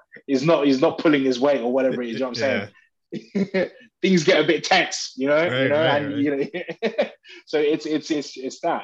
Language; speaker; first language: English; native; English